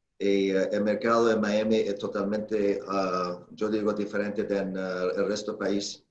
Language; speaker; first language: Spanish; non-native, learner; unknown